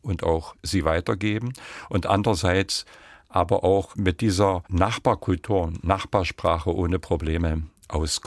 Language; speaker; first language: German; non-native, local second language; Upper Sorbian